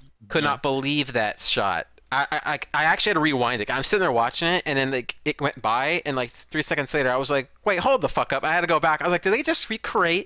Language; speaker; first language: English; native; English